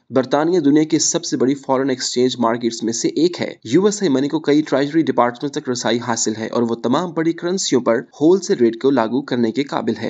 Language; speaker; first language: Urdu; native; Urdu